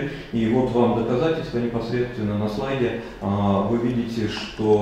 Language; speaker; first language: Russian; native; Russian